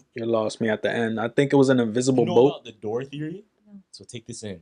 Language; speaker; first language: English; native; English